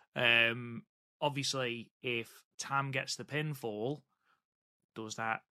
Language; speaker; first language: English; native; English